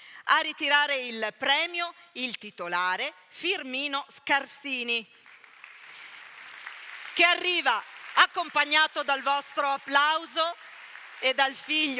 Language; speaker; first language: Italian; native; Italian